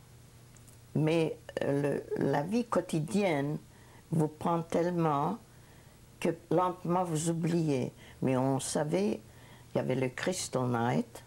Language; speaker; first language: French; non-native, fluent; Hungarian